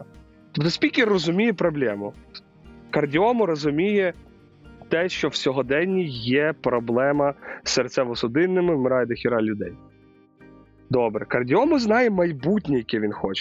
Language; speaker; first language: Ukrainian; native; Ukrainian